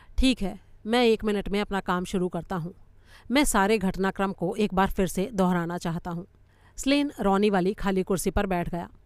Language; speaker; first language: Hindi; native; Hindi